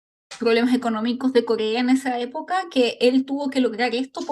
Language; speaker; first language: Spanish; native; Spanish